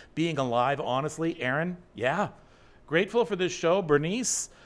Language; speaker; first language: English; native; English